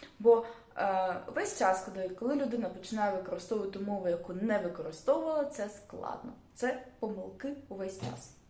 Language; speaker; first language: Ukrainian; non-native, local second language; Russian